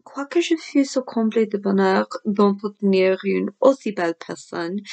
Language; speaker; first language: French; non-native, fluent; English